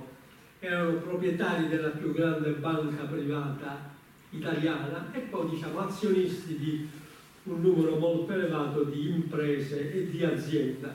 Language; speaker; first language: Italian; native; Italian